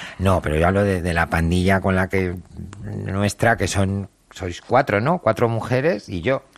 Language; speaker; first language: Spanish; native; Spanish